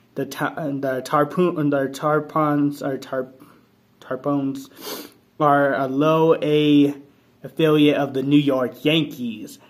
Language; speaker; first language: English; native; English